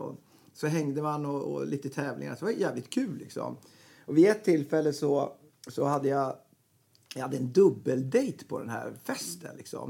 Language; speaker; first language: Swedish; native; Swedish